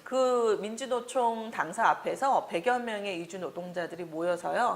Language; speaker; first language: Korean; native; Korean